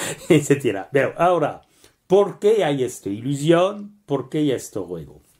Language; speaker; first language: Spanish; non-native, learner; French